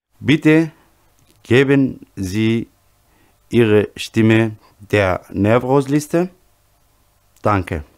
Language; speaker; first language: German; non-native, learner; Kurdish